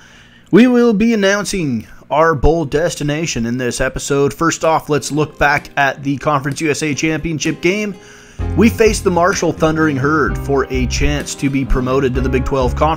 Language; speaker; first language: English; native; English